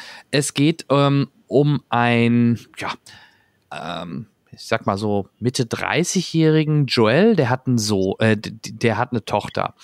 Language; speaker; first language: German; native; German